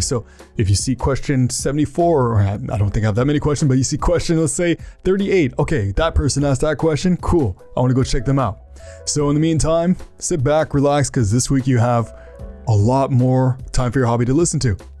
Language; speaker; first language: English; early bilingual, other home language; French